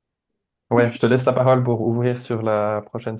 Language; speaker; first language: French; native; French